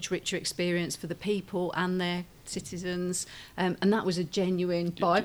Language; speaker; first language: English; native; English